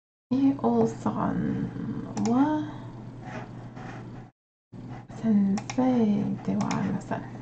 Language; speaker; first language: Japanese; non-native, learner; English